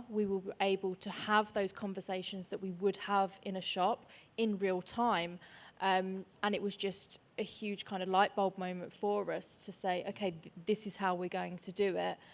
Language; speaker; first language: English; native; English